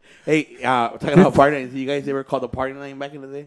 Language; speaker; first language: English; early bilingual, other home language; Spanish